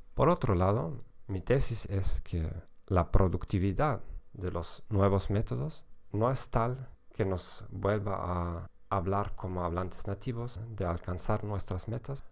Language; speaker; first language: Spanish; non-native, fluent; German